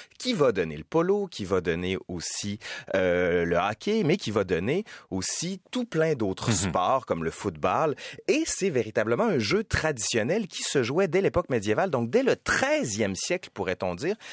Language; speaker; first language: French; native; French